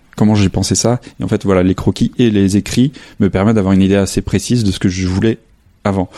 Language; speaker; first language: French; native; French